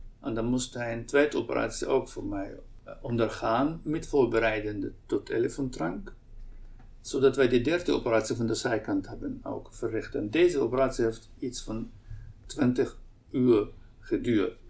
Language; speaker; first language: Dutch; non-native, local second language; Arabic